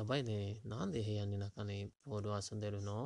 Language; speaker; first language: Japanese; non-native, learner; Indonesian